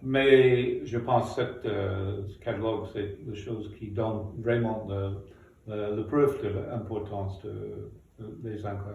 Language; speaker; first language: French; non-native, fluent; English